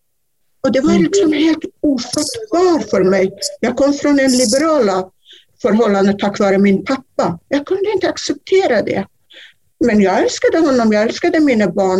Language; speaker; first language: Swedish; non-native, fluent; Kurdish